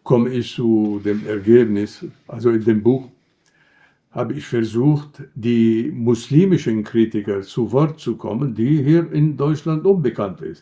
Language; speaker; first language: German; non-native, fluent; Arabic